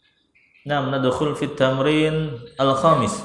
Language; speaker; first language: Arabic; non-native, fluent; Indonesian